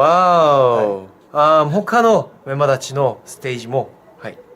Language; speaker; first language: Japanese; non-native, learner; Korean